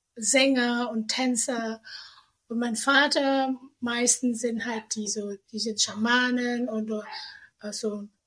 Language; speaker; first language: German; non-native, fluent; Indonesian